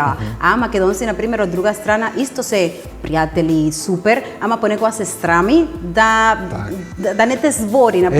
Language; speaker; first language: Macedonian; non-native, learner; Spanish